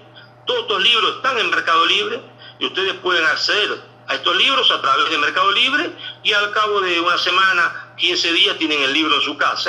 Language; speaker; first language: Spanish; native; Spanish